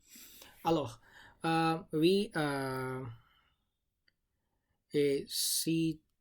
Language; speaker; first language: French; non-native, learner; English